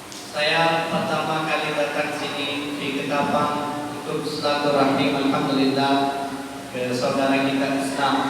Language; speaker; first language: Indonesian; non-native, learner; Urdu